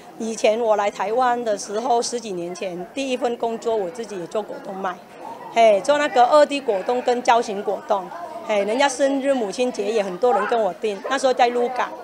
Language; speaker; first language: Chinese; early bilingual, heritage; Chinese